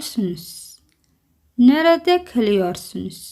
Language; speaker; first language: Turkish; non-native, learner; Somali